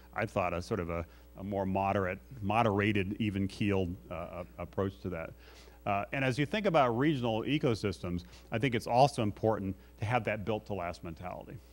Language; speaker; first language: English; native; English